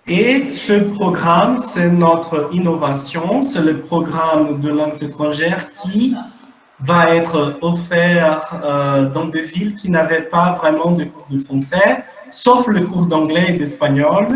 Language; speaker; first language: French; non-native, fluent; Portuguese